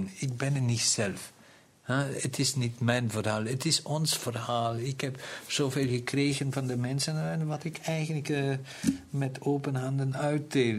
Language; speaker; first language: Dutch; non-native, local second language; German